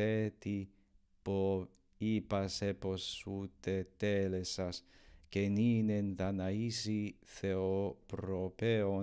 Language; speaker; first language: Greek; non-native, learner; English